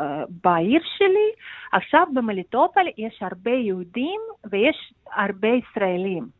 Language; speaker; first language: Hebrew; non-native, fluent; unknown